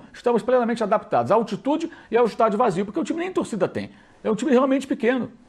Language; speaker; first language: Portuguese; native; Portuguese